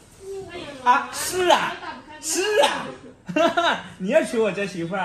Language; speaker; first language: Chinese; native; Chinese